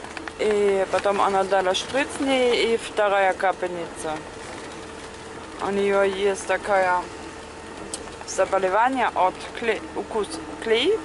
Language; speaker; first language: Russian; non-native, fluent; German